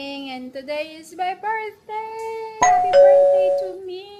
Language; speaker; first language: English; non-native, local second language; Filipino